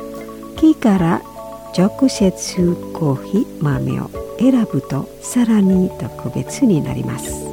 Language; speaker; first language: Japanese; non-native, fluent; Indonesian